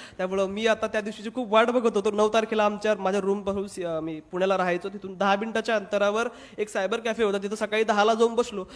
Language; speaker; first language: Marathi; non-native, local second language; Hindi